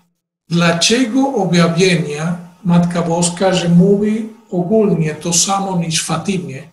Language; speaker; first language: Polish; non-native, learner; Spanish